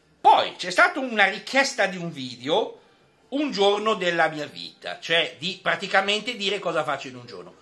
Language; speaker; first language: Italian; non-native, fluent; French